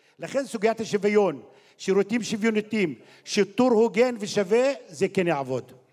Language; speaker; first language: Hebrew; non-native, local second language; Arabic